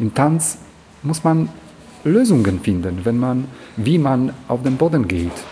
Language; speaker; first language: German; non-native, fluent; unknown